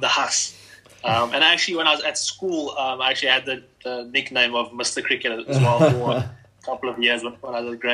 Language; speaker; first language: English; native; English